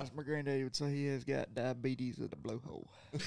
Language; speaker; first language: English; native; English